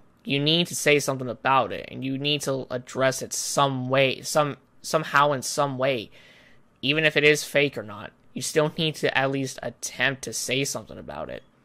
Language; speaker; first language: English; native; English